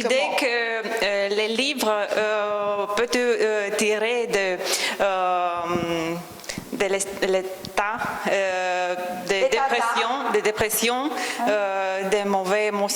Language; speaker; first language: French; non-native, fluent; Romanian